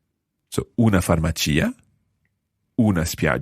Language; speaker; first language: Italian; non-native, fluent; English